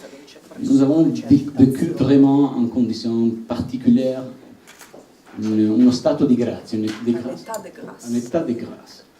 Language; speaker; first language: French; non-native, learner; Italian